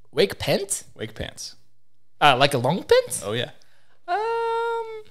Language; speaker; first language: English; non-native, fluent; Japanese